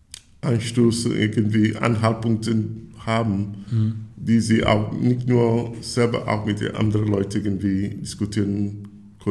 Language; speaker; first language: German; non-native, fluent; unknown